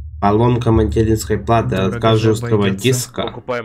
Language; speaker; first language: Russian; native; Russian